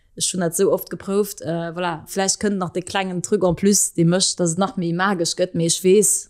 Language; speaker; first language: Luxembourgish; early bilingual, other home language; French